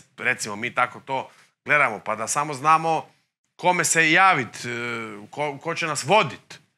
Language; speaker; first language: Croatian; native; Croatian